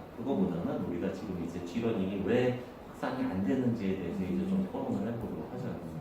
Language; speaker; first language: Korean; native; Korean